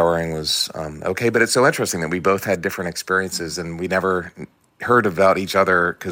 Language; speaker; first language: English; native; English